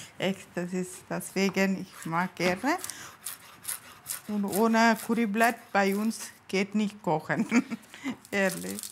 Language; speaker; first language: German; non-native, learner; Tamil